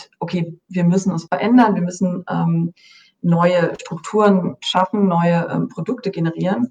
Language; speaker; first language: German; native; German